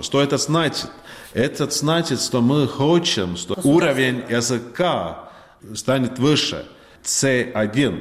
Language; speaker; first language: Russian; non-native, learner; Estonian